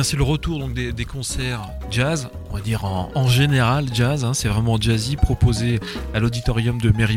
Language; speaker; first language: French; native; French